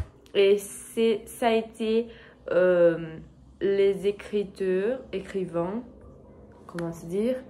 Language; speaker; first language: French; non-native, learner; Portuguese